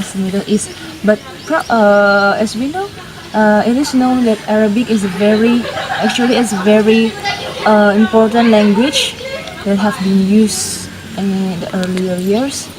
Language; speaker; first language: English; non-native, fluent; Indonesian